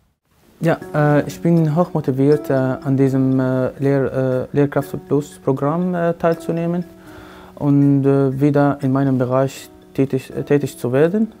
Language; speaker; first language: German; non-native, fluent; Arabic